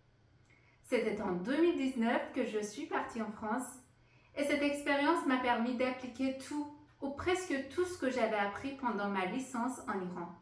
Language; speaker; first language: French; non-native, fluent; Persian